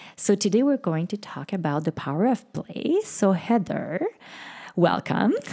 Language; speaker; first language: English; non-native, fluent; French